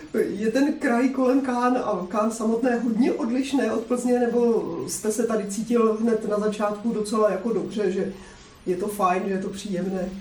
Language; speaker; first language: Czech; native; Czech